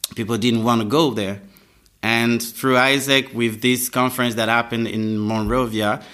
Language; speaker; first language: English; non-native, fluent; French